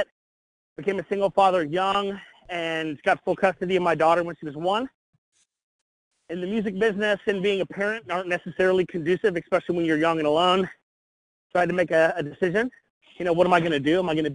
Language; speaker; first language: English; native; English